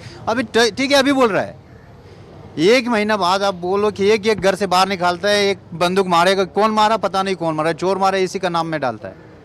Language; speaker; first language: Hindi; non-native, learner; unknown